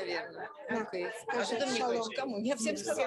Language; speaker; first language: Russian; native; Russian